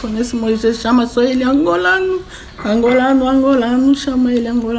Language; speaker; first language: Portuguese; non-native, learner; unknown